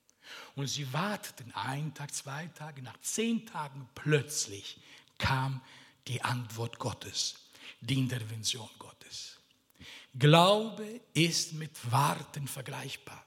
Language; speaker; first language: German; non-native, fluent; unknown